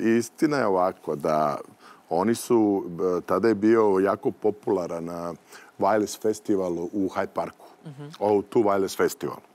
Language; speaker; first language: Serbian; native; Serbian